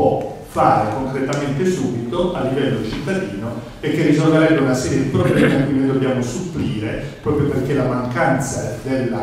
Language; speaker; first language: Italian; native; Italian